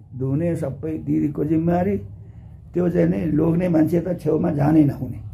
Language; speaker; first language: Nepali; non-native, local second language; Limbu